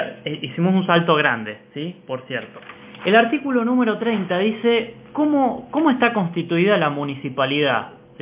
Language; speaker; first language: Spanish; native; Spanish